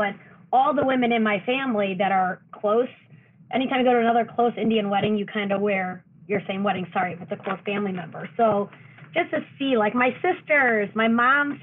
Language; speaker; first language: English; native; English